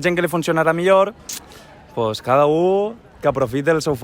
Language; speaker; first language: Catalan; native; Catalan